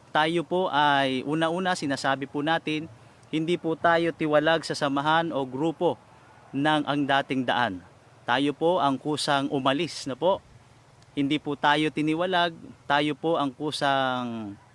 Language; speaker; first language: Filipino; non-native, local second language; Iloko